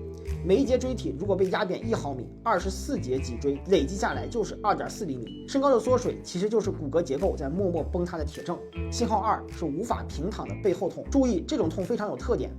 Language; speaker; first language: Chinese; native; Chinese